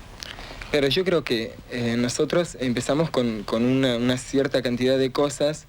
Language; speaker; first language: Spanish; non-native, local second language; Ukrainian